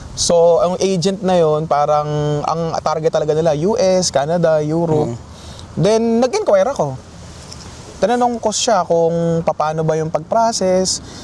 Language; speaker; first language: Filipino; native; Filipino